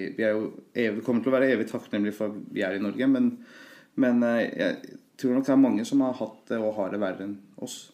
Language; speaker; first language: Norwegian; early bilingual, other home language; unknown